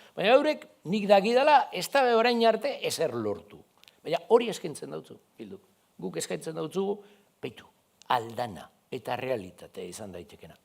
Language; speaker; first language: Basque; non-native, local second language; Spanish